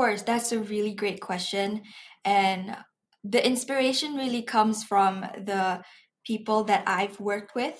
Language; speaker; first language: English; non-native, local second language; Malay